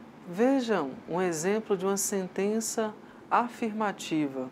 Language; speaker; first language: Portuguese; native; Portuguese